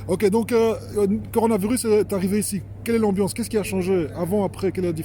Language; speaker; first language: French; native; French